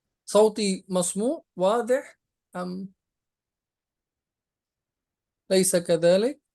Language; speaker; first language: Arabic; non-native, fluent; Indonesian